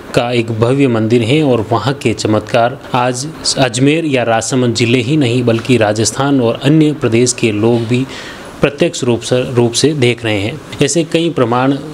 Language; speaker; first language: Hindi; native; Hindi